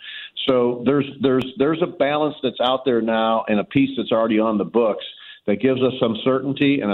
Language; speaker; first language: English; native; English